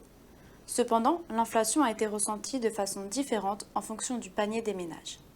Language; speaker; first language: French; native; French